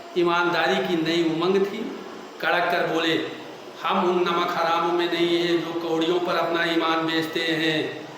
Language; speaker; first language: Hindi; native; Hindi